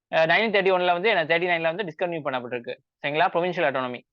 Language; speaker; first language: Tamil; native; Tamil